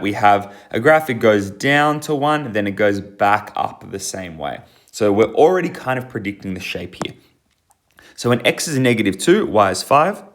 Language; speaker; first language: English; native; English